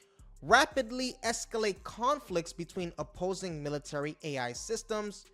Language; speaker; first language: English; native; English